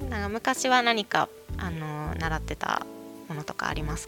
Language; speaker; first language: Japanese; native; Japanese